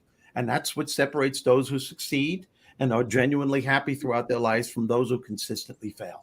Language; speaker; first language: English; native; English